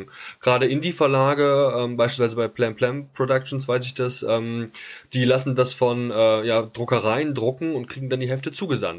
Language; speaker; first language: German; native; German